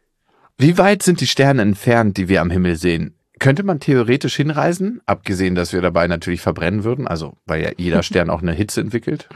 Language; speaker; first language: German; native; German